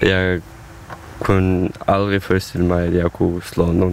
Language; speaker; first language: Danish; non-native, learner; Ukrainian